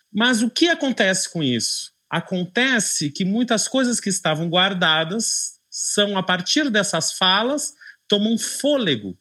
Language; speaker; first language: Portuguese; native; Portuguese